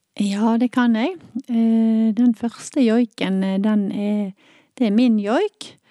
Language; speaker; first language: Norwegian; native; Norwegian